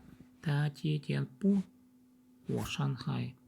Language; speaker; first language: Chinese; non-native, learner; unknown